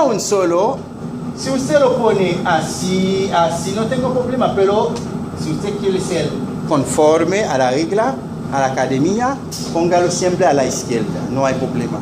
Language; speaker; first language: Spanish; non-native, fluent; Haitian Creole